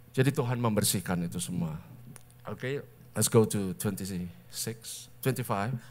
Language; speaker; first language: Indonesian; native; Indonesian